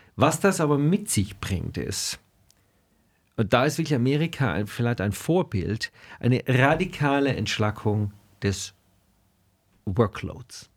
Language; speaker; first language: German; native; German